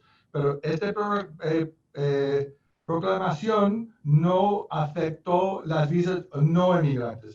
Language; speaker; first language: Spanish; non-native, fluent; English